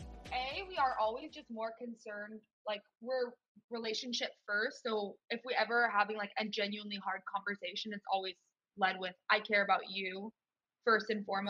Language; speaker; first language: English; native; English